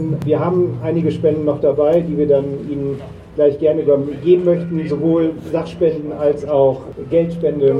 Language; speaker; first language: German; native; German